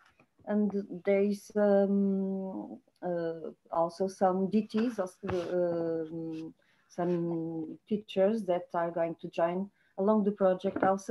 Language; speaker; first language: English; non-native, fluent; Portuguese